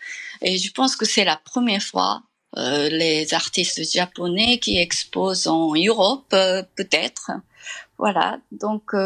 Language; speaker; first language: French; non-native, fluent; Japanese